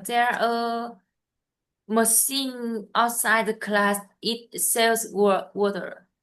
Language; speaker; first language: English; non-native, learner; Vietnamese